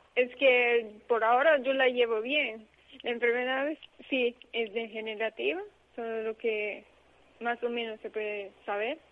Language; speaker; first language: Spanish; early bilingual, heritage; Spanish